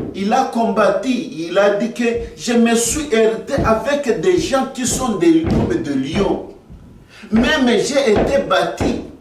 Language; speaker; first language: French; non-native, local second language; Swahili